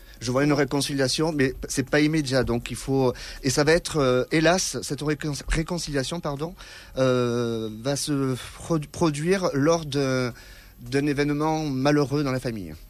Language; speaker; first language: French; native; French